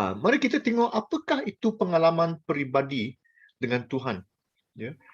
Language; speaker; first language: Malay; non-native, local second language; Chinese